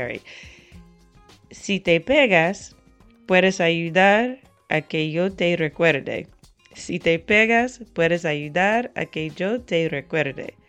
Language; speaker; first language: Spanish; non-native, fluent; English